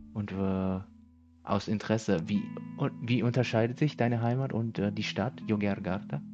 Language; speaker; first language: German; early bilingual, other home language; Vietnamese